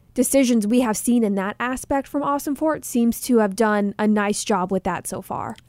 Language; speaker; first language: English; native; English